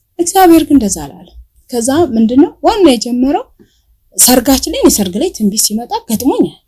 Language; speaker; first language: Amharic; native; Amharic